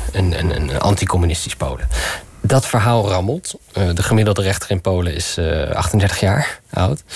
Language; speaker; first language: Dutch; early bilingual, other home language; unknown